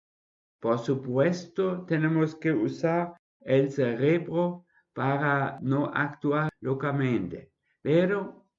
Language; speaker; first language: Spanish; non-native, fluent; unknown